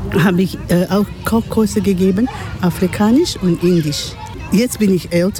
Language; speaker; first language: German; non-native, fluent; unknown